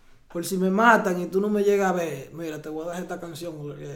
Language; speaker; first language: Spanish; early bilingual, heritage; Spanish